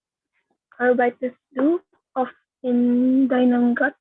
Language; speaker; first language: German; non-native, learner; Indonesian